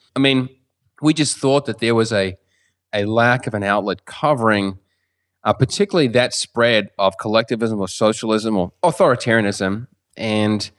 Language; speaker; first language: English; native; English